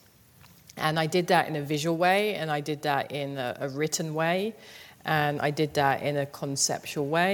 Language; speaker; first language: English; native; English